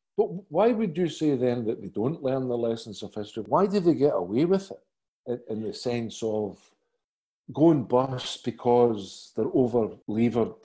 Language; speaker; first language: English; native; English